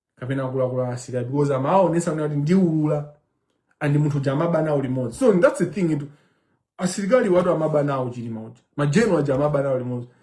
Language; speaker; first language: Nyanja; non-native, local second language; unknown